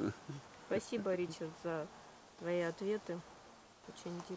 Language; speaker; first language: Russian; native; Russian